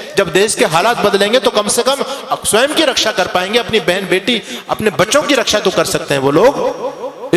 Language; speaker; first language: Hindi; native; Hindi